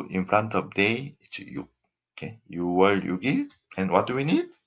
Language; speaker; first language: English; non-native, fluent; Korean